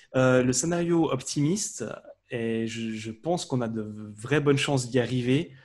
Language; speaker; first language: French; native; French